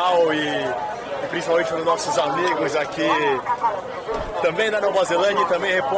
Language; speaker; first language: Portuguese; native; Portuguese